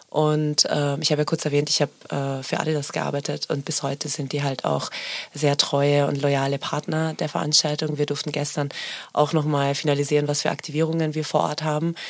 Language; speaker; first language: German; early bilingual, other home language; Persian